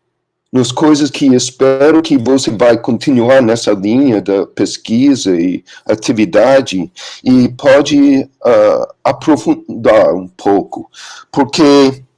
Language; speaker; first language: Portuguese; non-native, learner; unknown